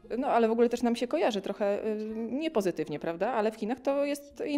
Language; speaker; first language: Polish; native; Polish